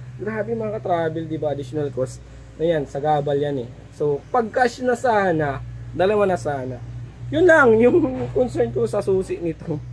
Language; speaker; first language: Filipino; non-native, local second language; Waray